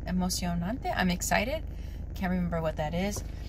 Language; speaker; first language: English; native; English